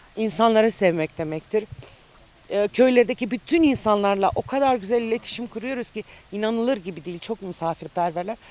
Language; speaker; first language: Turkish; early bilingual, heritage; Romanian